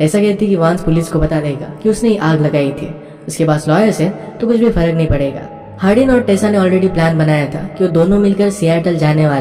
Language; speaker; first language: Hindi; native; Hindi